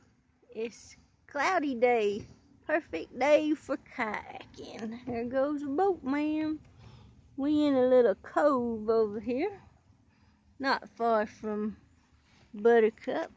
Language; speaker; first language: English; native; English